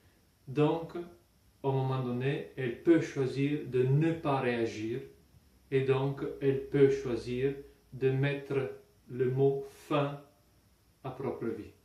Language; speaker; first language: French; non-native, fluent; Italian